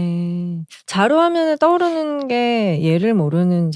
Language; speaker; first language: Korean; native; Korean